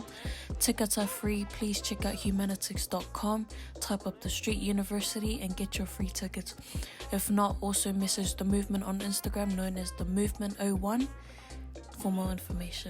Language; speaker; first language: English; native; English